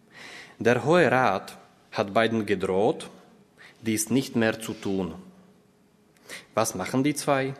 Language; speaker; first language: German; non-native, fluent; Slovak